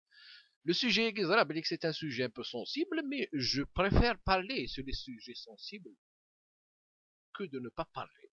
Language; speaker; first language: French; non-native, local second language; Kabyle